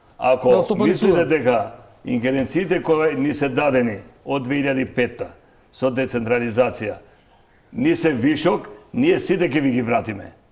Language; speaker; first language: Macedonian; non-native, local second language; Albanian